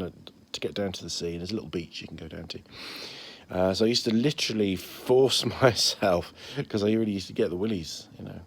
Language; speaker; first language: English; native; English